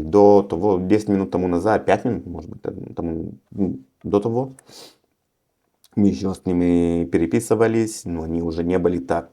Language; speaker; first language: Russian; early bilingual, heritage; Russian